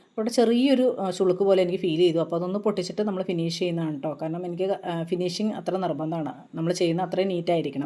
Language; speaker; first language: Malayalam; native; Malayalam